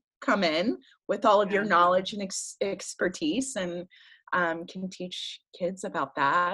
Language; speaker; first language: English; early bilingual, other home language; French